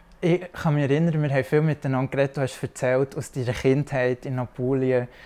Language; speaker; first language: German; native; German